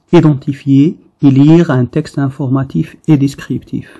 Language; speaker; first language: French; non-native, local second language; Arabic